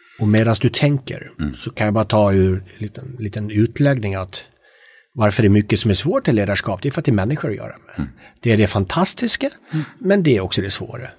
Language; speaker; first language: Swedish; native; Swedish